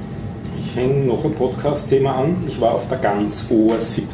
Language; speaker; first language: German; native; German